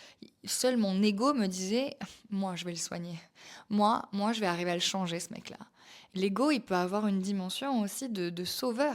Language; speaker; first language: French; native; French